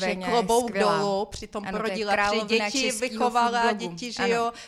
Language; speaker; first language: Czech; non-native, fluent; Ukrainian